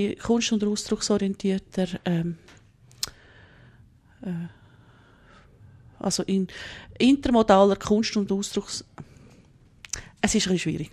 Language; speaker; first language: German; native; German